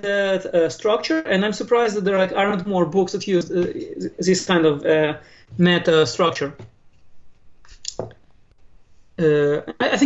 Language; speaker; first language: English; non-native, fluent; Hebrew